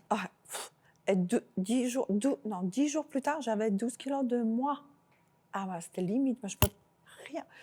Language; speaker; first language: French; non-native, fluent; Slovak